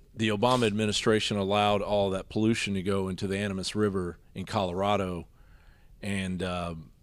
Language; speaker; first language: English; native; English